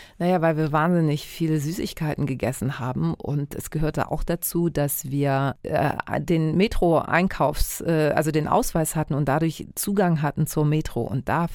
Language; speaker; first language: German; early bilingual, other home language; Greek